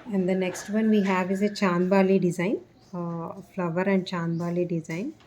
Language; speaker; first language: English; non-native, local second language; Telugu